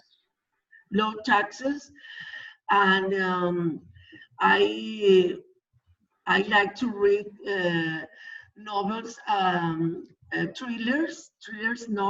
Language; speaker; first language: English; non-native, learner; Spanish